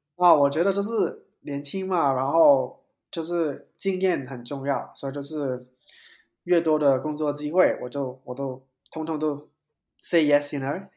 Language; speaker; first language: Chinese; non-native, local second language; Cantonese